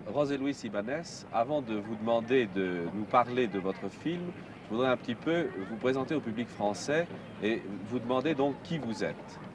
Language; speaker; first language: French; native; French